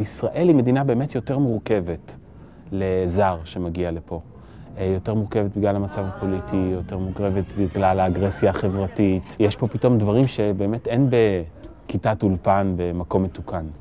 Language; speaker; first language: Hebrew; native; Hebrew